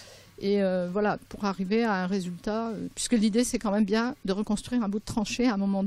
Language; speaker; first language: French; native; French